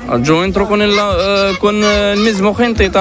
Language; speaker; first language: Spanish; non-native, learner; Arabic